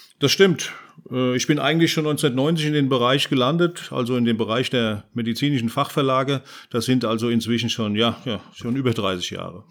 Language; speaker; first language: German; native; German